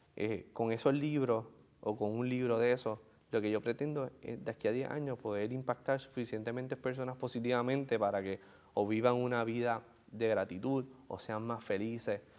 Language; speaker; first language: Spanish; native; Spanish